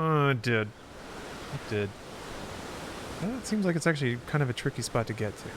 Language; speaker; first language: English; native; English